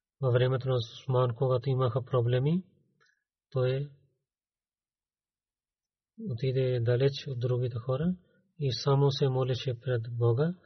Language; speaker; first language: Bulgarian; non-native, learner; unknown